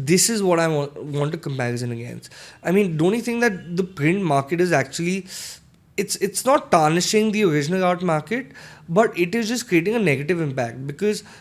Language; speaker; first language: English; non-native, local second language; Hindi